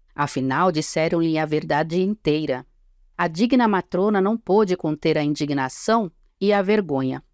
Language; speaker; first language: Portuguese; native; Portuguese